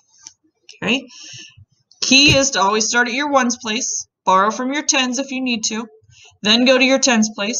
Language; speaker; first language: English; native; English